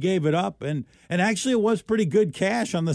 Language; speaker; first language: English; native; English